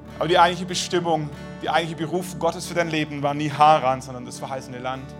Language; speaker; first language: German; native; German